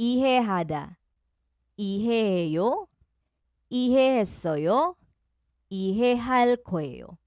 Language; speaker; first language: Korean; non-native, fluent; Filipino